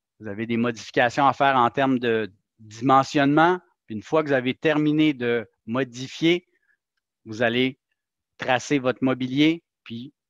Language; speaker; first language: French; native; French